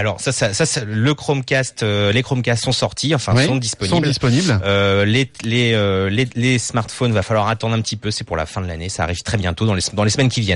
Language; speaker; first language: French; native; French